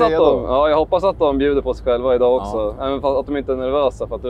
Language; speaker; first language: Swedish; native; Swedish